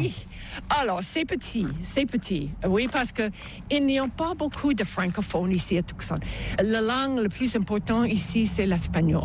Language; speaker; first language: French; non-native, local second language; English